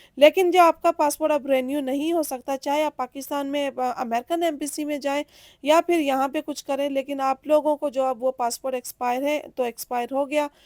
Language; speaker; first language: Urdu; native; Urdu